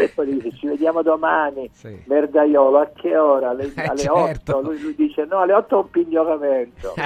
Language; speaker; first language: Italian; non-native, local second language; Sicilian